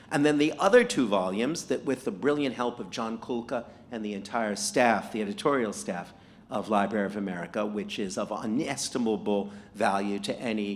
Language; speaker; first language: English; native; English